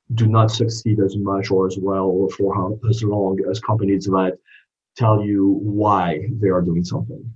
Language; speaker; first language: English; non-native, fluent; French